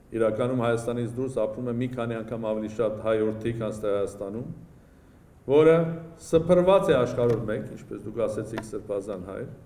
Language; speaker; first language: Armenian; native; Armenian